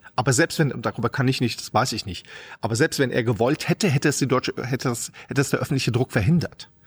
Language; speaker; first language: German; native; German